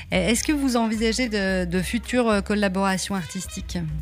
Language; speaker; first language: French; native; French